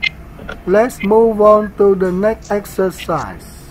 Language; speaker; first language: English; non-native, learner; Vietnamese